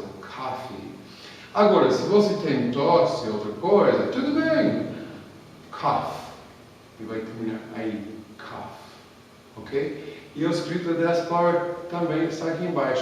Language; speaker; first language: Portuguese; non-native, fluent; English